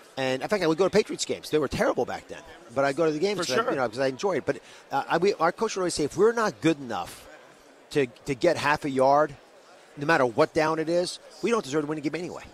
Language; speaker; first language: English; native; English